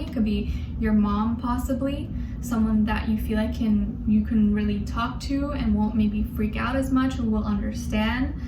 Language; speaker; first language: English; native; English